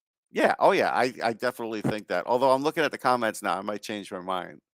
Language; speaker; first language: English; native; English